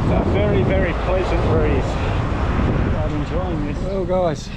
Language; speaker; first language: English; native; English